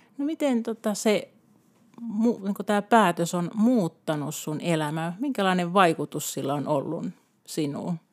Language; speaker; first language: Finnish; native; Finnish